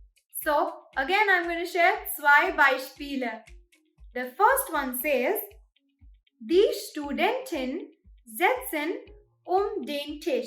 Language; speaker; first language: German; non-native, learner; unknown